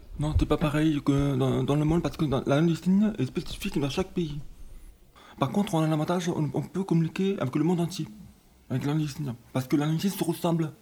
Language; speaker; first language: French; native; French